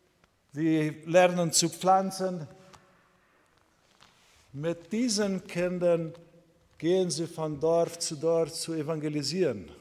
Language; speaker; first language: German; non-native, fluent; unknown